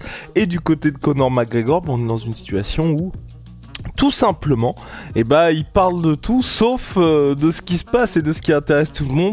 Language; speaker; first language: French; native; French